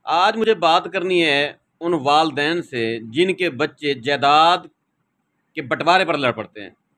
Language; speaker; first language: Urdu; non-native, local second language; Saraiki